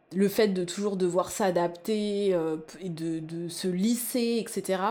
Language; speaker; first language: French; native; French